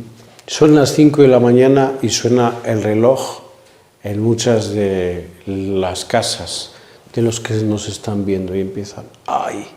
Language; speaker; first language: Spanish; native; Spanish